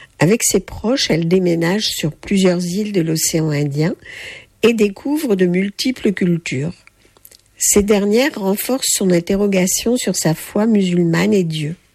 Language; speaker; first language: French; native; French